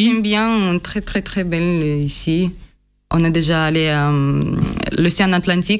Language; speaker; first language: French; non-native, learner; Russian